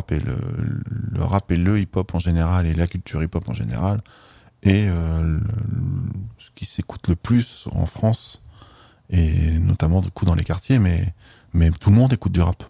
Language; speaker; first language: French; native; French